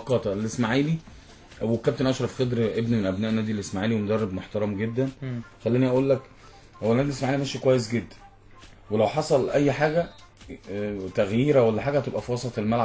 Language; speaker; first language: Arabic; native; Arabic